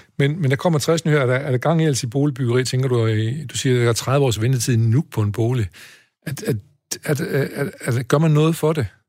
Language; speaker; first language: Danish; native; Danish